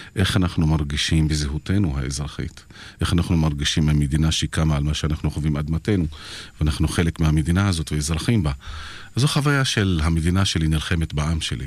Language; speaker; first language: Hebrew; non-native, local second language; Arabic